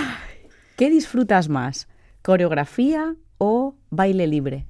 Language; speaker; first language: Spanish; native; Spanish